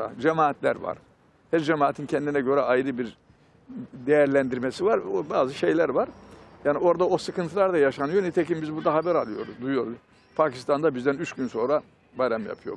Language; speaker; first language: Turkish; native; Turkish